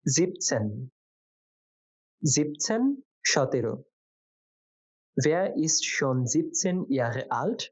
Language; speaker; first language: German; non-native, fluent; Bangla